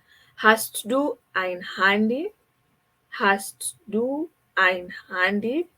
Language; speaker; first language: German; non-native, fluent; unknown